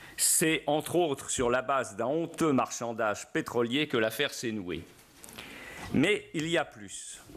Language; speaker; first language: French; native; French